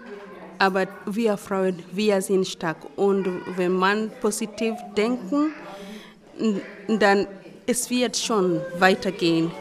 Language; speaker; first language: German; non-native, learner; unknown